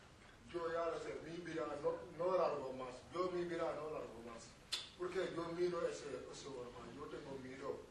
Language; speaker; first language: Spanish; non-native, learner; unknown